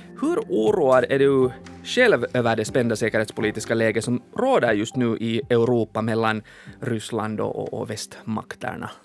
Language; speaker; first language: Swedish; native; Swedish